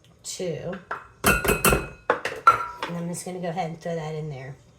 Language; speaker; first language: English; native; English